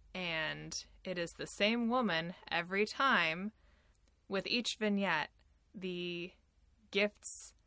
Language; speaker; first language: English; native; English